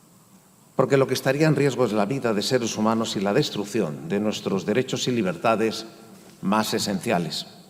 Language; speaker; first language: Spanish; native; Spanish